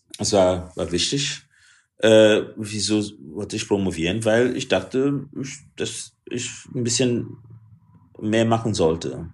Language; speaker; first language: German; non-native, fluent; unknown